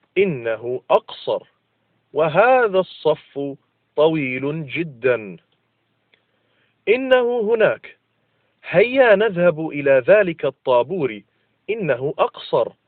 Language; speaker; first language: Arabic; non-native, fluent; English